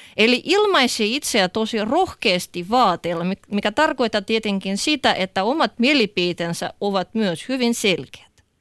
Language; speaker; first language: Finnish; non-native, fluent; Russian